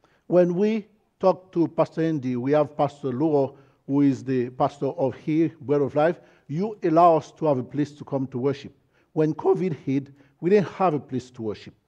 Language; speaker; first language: English; non-native, fluent; Haitian Creole